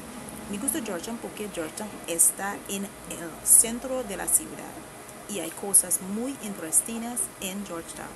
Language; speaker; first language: Spanish; non-native, learner; English